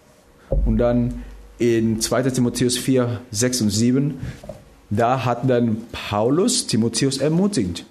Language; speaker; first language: German; non-native, fluent; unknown